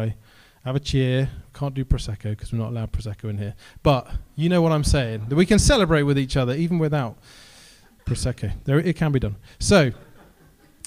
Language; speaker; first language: English; native; English